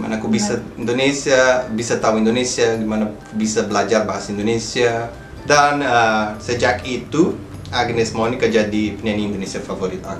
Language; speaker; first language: Indonesian; non-native, fluent; Portuguese